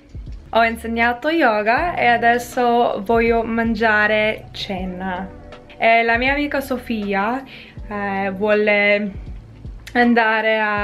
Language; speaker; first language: Italian; non-native, learner; English